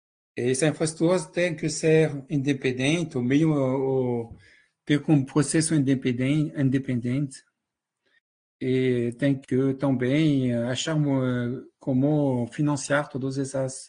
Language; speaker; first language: Portuguese; non-native, fluent; French